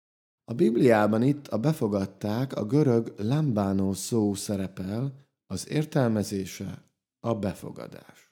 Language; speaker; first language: Hungarian; native; Hungarian